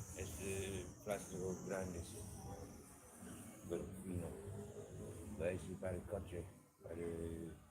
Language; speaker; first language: Spanish; non-native, learner; English